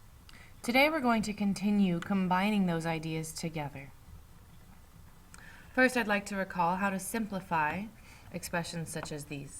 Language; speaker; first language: English; native; English